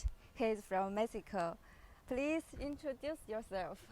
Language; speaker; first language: English; non-native, learner; Chinese